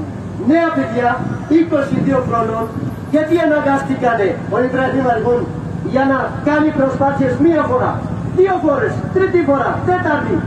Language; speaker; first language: Greek; non-native, fluent; Urdu